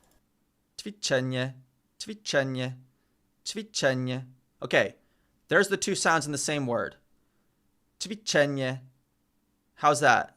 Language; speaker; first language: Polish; non-native, learner; English